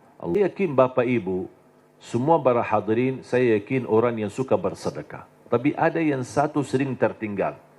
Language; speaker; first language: Indonesian; non-native, fluent; Arabic